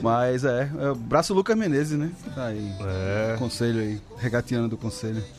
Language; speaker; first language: Portuguese; native; Portuguese